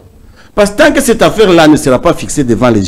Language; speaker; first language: French; non-native, local second language; Swahili